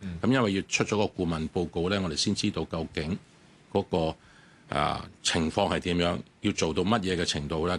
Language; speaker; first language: Cantonese; native; Cantonese